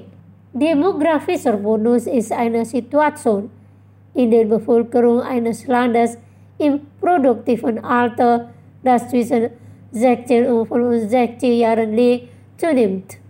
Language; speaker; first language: German; non-native, fluent; Indonesian